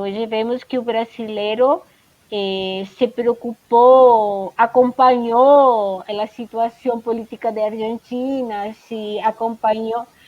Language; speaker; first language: Portuguese; non-native, fluent; Spanish